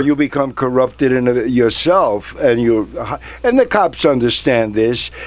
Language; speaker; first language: English; non-native, fluent; Spanish